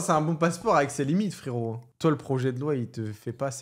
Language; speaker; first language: French; native; French